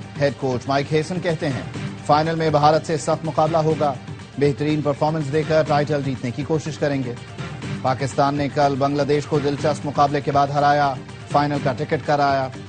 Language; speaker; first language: Urdu; native; Urdu